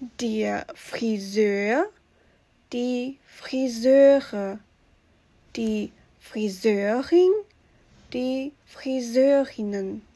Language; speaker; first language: German; non-native, fluent; Chinese